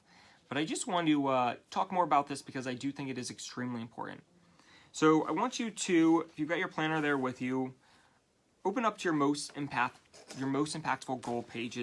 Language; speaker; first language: English; native; English